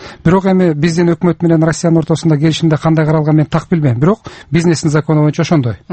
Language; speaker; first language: Kyrgyz; native; Kyrgyz